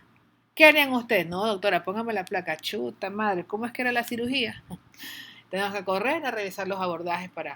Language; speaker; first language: Spanish; native; Spanish